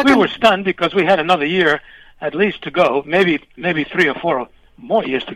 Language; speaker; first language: English; early bilingual, other home language; Spanish